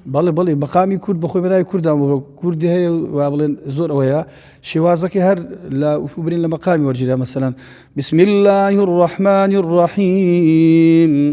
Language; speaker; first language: Central Kurdish; native; Central Kurdish